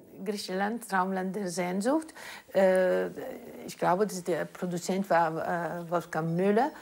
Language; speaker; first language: German; non-native, learner; Greek